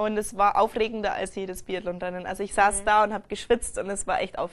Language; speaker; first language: German; native; German